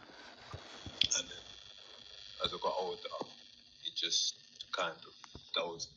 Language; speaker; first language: English; native; English